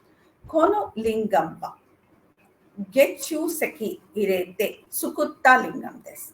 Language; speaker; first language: Japanese; non-native, learner; Tamil